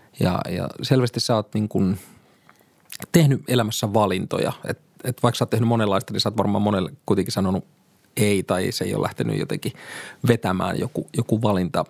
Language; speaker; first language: Finnish; native; Finnish